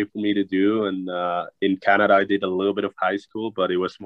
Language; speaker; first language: English; non-native, fluent; Swiss German